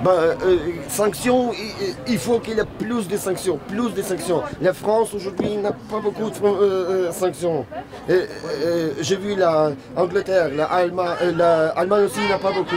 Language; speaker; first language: French; non-native, learner; Ukrainian